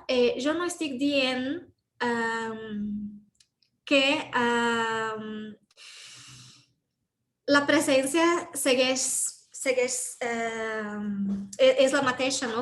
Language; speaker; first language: Catalan; non-native, fluent; Portuguese